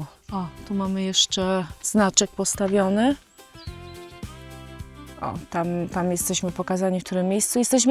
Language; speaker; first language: Polish; native; Polish